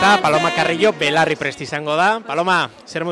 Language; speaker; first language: Basque; native; Basque